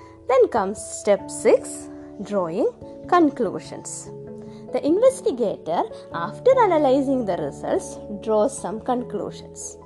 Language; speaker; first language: English; non-native, local second language; Malayalam